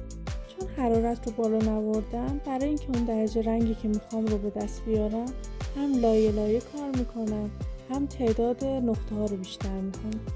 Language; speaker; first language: Persian; native; Persian